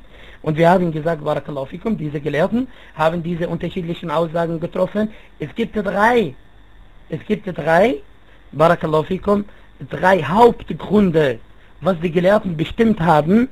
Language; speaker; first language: German; non-native, fluent; Arabic